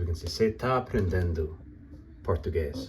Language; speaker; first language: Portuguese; non-native, fluent; English